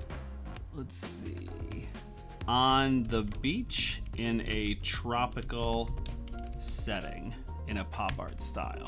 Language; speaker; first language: English; native; English